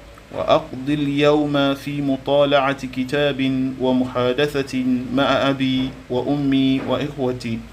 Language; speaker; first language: Arabic; non-native, fluent; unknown